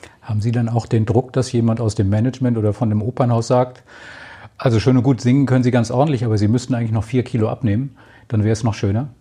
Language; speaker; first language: German; native; German